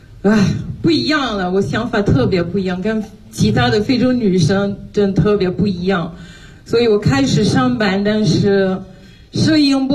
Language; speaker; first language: Chinese; non-native, fluent; French